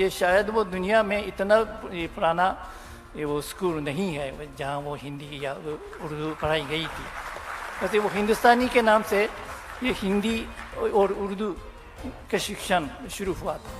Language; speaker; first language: Hindi; non-native, fluent; Japanese